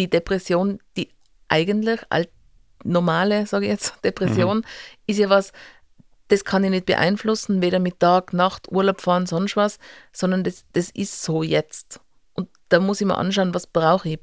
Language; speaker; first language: German; native; German